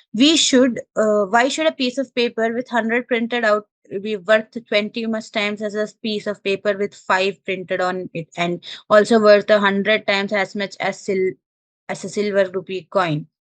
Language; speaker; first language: English; non-native, local second language; Malayalam